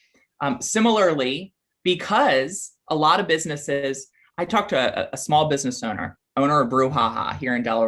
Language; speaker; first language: English; native; English